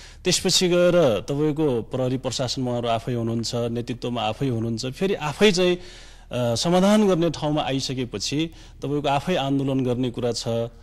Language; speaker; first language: Nepali; non-native, local second language; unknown